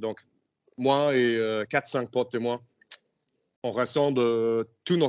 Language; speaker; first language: French; non-native, learner; English